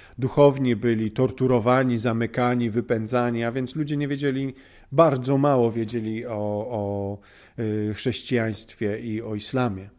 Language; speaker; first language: Polish; native; Polish